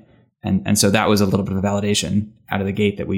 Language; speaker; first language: English; native; English